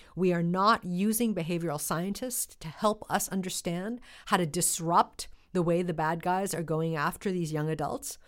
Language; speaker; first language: English; native; English